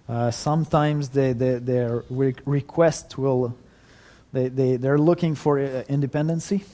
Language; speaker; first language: English; non-native, fluent; French